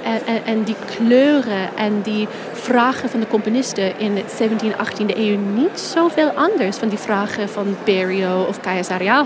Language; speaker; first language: Dutch; non-native, fluent; English